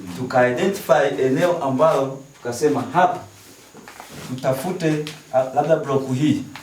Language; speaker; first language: Swahili; native; Swahili